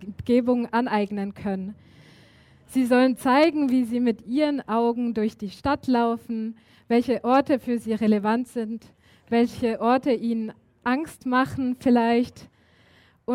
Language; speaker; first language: German; native; German